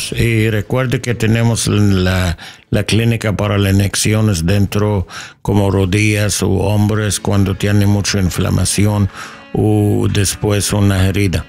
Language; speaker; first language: Spanish; non-native, learner; English